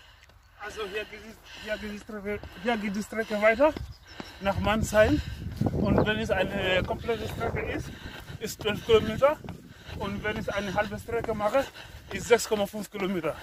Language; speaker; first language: German; non-native, learner; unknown